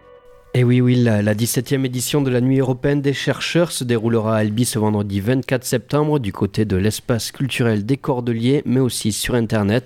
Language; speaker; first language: French; native; French